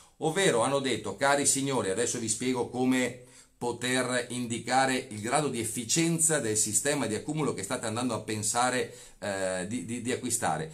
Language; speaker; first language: Italian; native; Italian